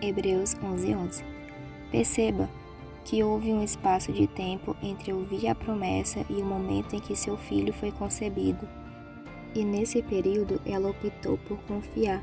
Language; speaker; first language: Portuguese; native; Portuguese